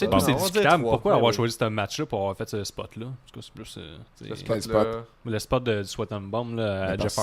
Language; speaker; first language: French; native; French